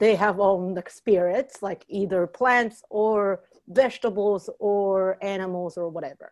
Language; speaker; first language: English; non-native, fluent; Japanese